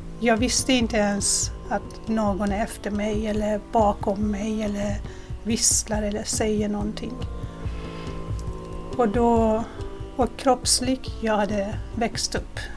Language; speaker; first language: Swedish; non-native, fluent; Persian